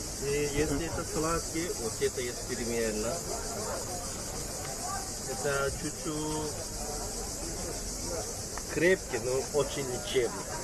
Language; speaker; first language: Russian; non-native, learner; Turkish